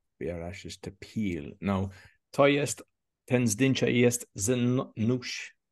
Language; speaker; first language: Polish; non-native, learner; English